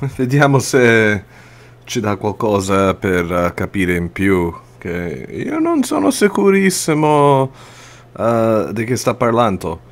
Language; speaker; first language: Italian; early bilingual, heritage; Italian